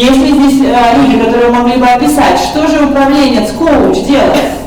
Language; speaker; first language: Russian; native; Russian